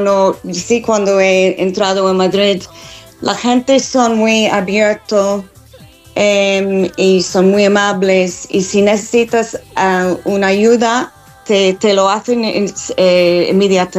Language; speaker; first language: Spanish; non-native, fluent; English